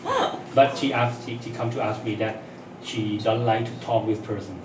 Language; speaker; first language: English; non-native, learner; Thai